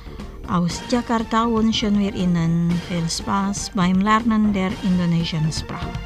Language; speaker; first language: German; non-native, fluent; Indonesian